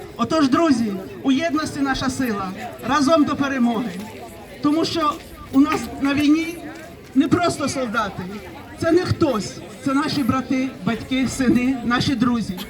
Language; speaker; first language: Ukrainian; native; Ukrainian